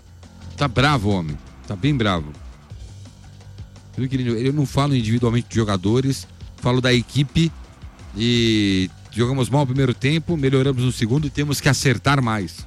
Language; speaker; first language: Portuguese; native; Portuguese